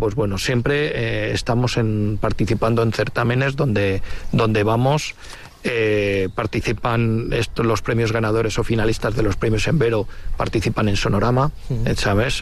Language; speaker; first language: Spanish; native; Spanish